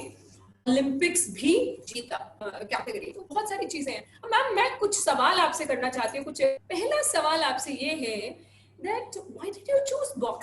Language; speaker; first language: Hindi; native; Hindi